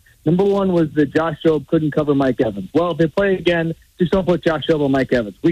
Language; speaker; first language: English; native; English